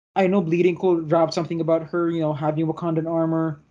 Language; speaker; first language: English; non-native, local second language; Filipino